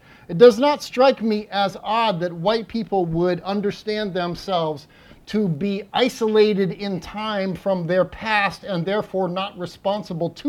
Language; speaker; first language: English; native; English